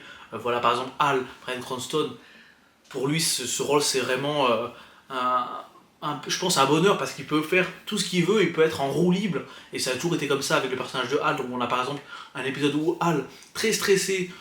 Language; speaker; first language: French; native; French